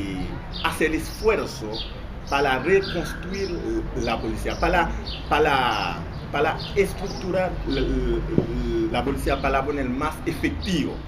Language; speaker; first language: Spanish; non-native, fluent; Haitian Creole